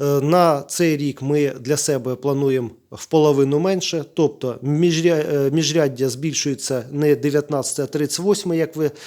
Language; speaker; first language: Ukrainian; native; Ukrainian